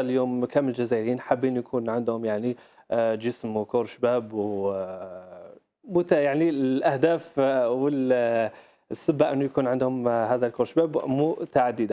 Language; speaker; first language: Arabic; native; Arabic